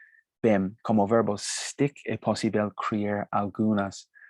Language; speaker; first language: Portuguese; non-native, fluent; Spanish